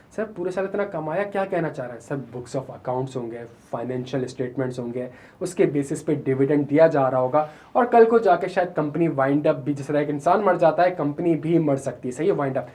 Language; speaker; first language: Urdu; native; Urdu